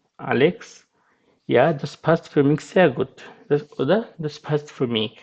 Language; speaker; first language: German; non-native, fluent; Bangla